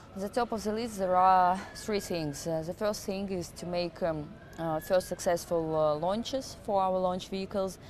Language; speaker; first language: English; non-native, fluent; Russian